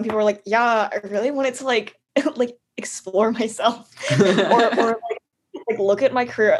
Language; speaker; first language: English; native; English